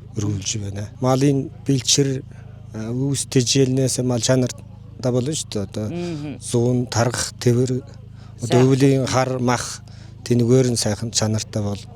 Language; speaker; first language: Mongolian; non-native, local second language; Kazakh